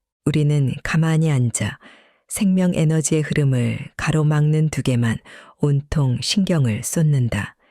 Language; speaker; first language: Korean; native; Korean